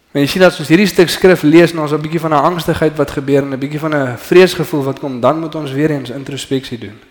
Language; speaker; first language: Afrikaans; native; Afrikaans